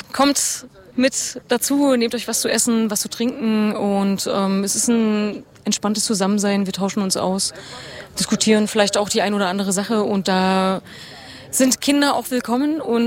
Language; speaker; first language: German; native; German